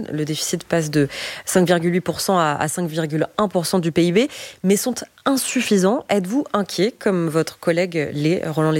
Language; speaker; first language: French; native; French